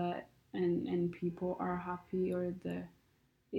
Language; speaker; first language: English; non-native, local second language; Kinyarwanda